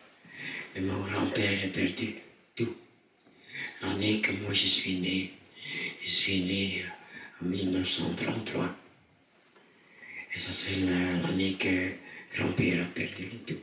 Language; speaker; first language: French; non-native, fluent; Dutch